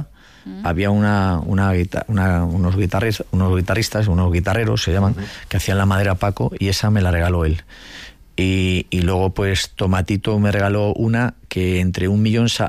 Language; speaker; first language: Spanish; native; Spanish